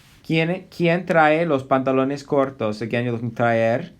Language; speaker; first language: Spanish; non-native, fluent; English